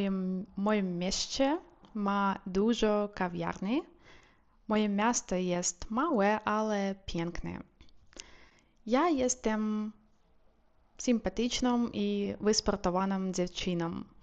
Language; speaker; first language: Polish; non-native, learner; Ukrainian